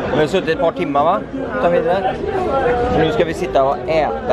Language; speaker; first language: Swedish; native; Swedish